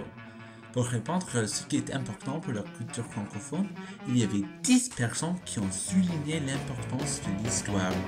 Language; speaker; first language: French; non-native, learner; English